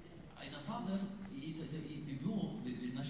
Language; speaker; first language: Polish; non-native, learner; English